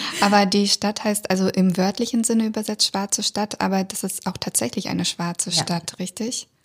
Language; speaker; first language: German; early bilingual, other home language; Russian